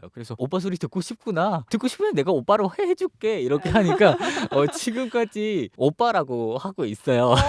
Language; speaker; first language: Korean; non-native, fluent; Khmer